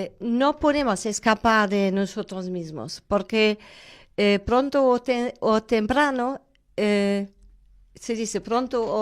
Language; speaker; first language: Spanish; non-native, fluent; German